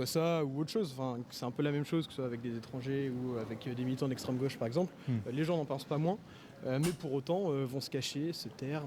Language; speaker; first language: French; native; French